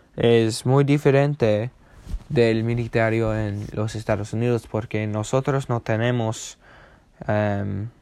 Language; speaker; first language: Spanish; non-native, learner; English